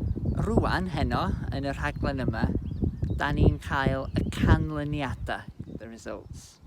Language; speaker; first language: Welsh; native; Welsh